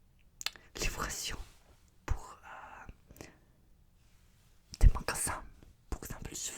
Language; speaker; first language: French; non-native, learner; Russian